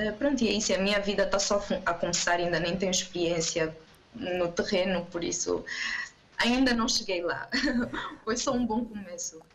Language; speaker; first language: Portuguese; non-native, local second language; Kabuverdianu